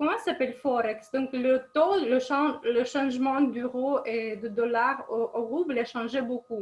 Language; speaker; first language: French; non-native, fluent; Russian